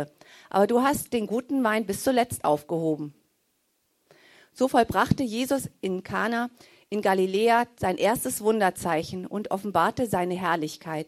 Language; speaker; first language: German; native; German